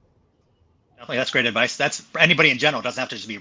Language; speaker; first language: English; native; English